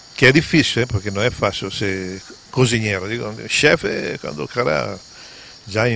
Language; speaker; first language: Portuguese; non-native, fluent; Italian